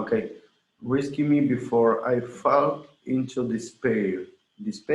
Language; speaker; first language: English; non-native, learner; Spanish